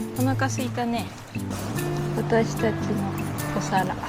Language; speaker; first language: Japanese; native; Japanese